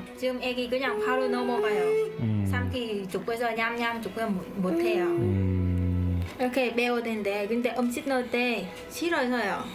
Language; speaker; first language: Korean; non-native, learner; Vietnamese